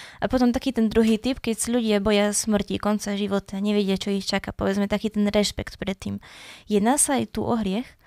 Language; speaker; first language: Slovak; native; Slovak